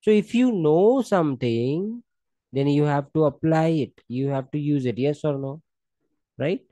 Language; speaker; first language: English; non-native, local second language; Marathi